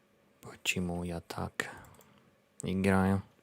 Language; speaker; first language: Russian; non-native, learner; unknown